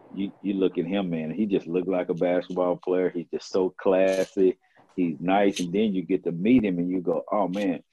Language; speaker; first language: English; native; English